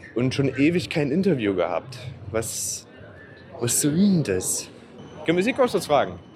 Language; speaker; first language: German; native; German